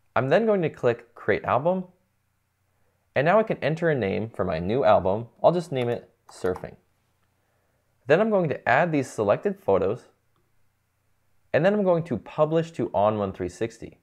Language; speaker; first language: English; native; English